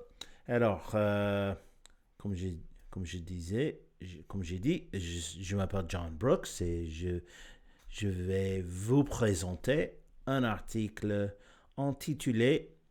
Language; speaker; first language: French; non-native, learner; English